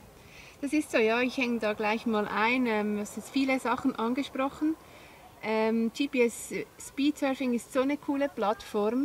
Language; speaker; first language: German; native; German